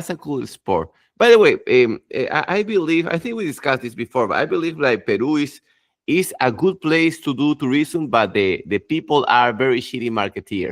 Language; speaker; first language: English; non-native, fluent; Spanish